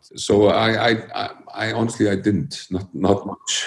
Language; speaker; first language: English; early bilingual, other home language; Icelandic